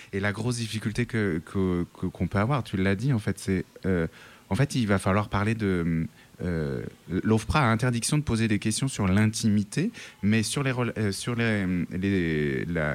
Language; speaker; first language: French; native; French